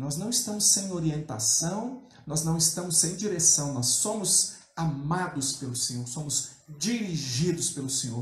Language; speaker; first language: Portuguese; native; Portuguese